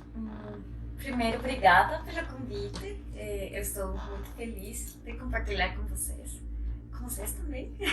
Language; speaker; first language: Portuguese; non-native, fluent; Spanish